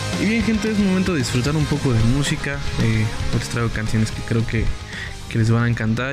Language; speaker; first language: Spanish; native; Spanish